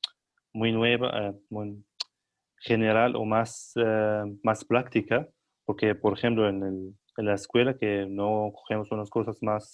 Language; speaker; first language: Spanish; non-native, learner; Arabic